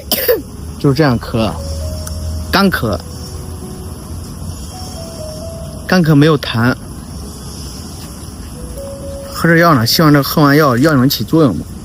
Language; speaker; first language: Chinese; native; Chinese